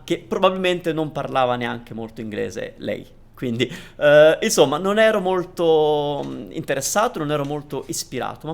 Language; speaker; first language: Italian; native; Italian